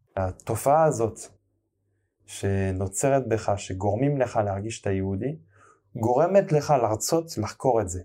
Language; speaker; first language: Hebrew; non-native, fluent; French